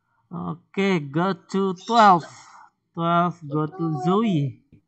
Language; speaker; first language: English; non-native, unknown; Indonesian